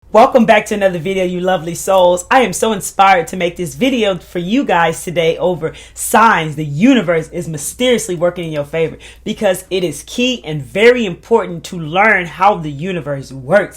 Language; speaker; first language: English; native; English